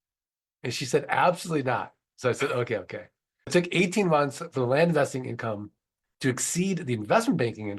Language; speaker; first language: English; native; English